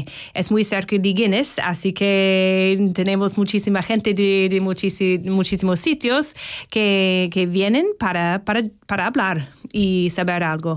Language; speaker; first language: Spanish; non-native, fluent; English